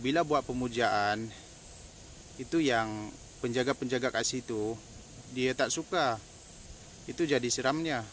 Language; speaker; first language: Malay; native; Malay